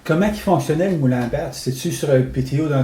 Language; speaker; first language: French; native; French